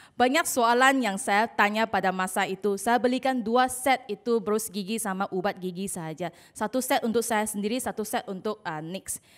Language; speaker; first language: Malay; non-native, local second language; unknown